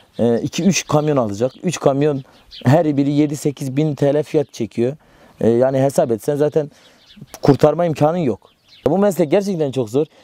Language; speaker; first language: Turkish; non-native, local second language; Kurdish